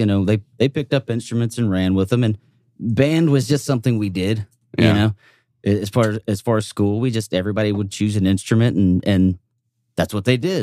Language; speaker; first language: English; native; English